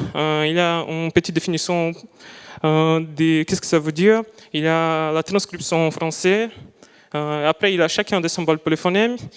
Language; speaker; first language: French; non-native, fluent; Portuguese